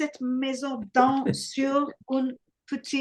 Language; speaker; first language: French; non-native, learner; English